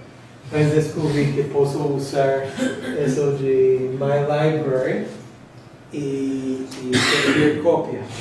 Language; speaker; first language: Portuguese; non-native, fluent; English